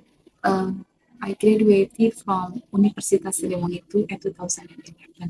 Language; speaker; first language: English; non-native, fluent; Indonesian